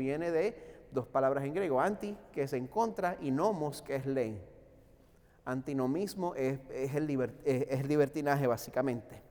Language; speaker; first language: Spanish; native; Spanish